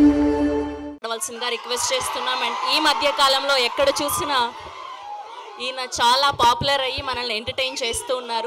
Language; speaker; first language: Telugu; native; Telugu